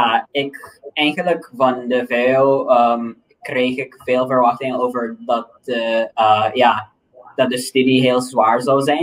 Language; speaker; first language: Dutch; non-native, local second language; Papiamento